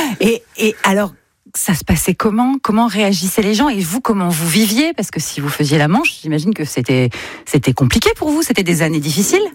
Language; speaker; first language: French; native; French